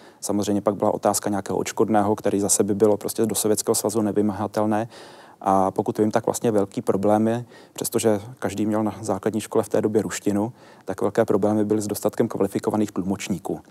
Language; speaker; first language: Czech; native; Czech